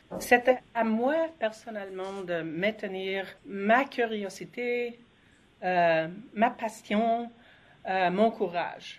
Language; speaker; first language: French; non-native, fluent; English